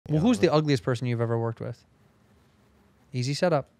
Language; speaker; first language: English; native; English